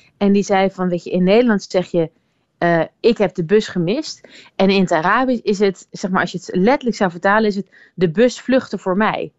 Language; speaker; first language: Dutch; native; Dutch